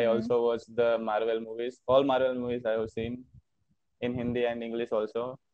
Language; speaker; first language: English; non-native, learner; Hindi